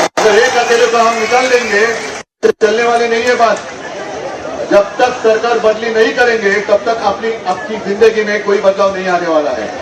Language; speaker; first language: Hindi; non-native, local second language; Marathi